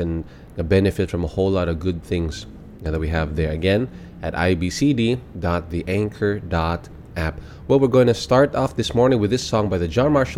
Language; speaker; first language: English; non-native, local second language; Cebuano